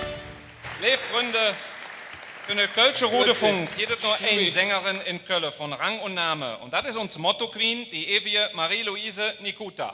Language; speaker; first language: German; native; German